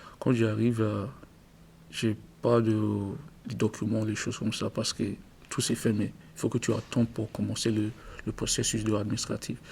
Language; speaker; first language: French; non-native, learner; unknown